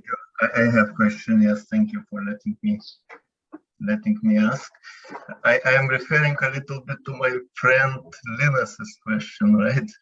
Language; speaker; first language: English; non-native, fluent; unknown